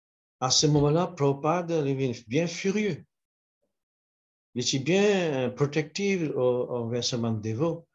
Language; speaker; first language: French; non-native, local second language; Morisyen